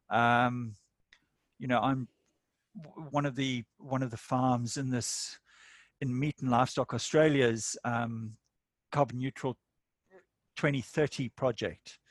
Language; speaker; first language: English; native; English